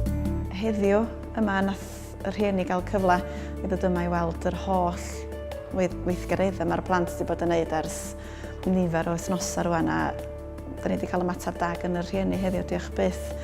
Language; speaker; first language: Welsh; native; Welsh